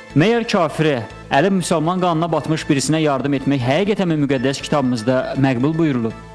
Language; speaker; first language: Azerbaijani; native; Azerbaijani